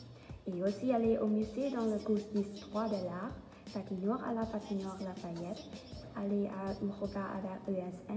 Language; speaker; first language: French; non-native, learner; Thai